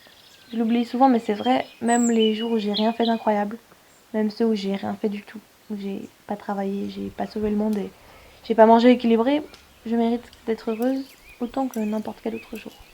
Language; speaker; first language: French; native; French